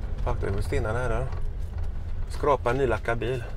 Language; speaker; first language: Swedish; native; Swedish